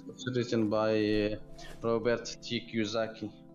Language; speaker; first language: English; non-native, learner; Arabic